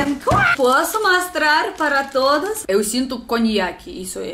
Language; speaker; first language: Portuguese; non-native, learner; Russian